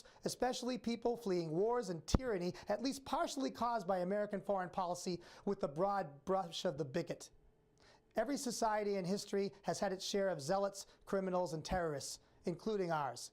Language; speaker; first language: English; native; English